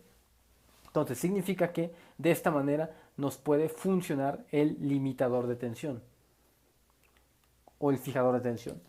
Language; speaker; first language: Spanish; native; Spanish